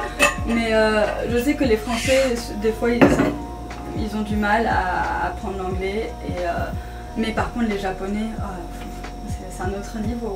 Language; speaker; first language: French; native; French